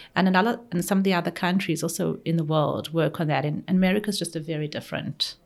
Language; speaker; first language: English; native; English